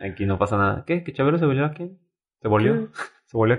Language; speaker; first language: Spanish; native; Spanish